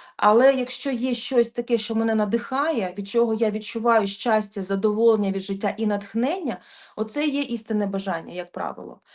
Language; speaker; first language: Ukrainian; non-native, local second language; Russian